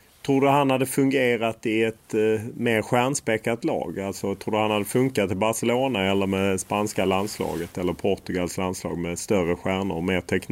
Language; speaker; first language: Swedish; native; Swedish